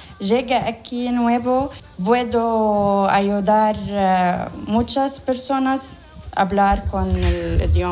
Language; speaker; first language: Spanish; non-native, learner; Arabic